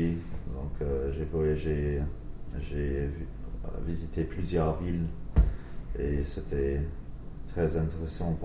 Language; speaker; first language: French; non-native, learner; English